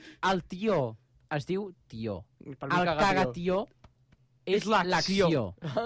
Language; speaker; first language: Catalan; native; Catalan